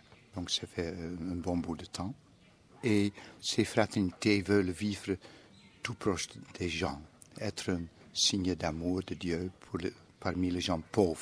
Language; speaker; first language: French; non-native, fluent; Dutch